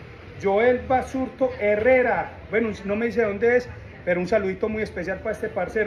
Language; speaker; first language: Spanish; native; Spanish